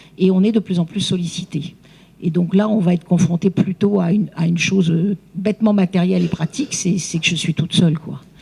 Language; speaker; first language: French; native; French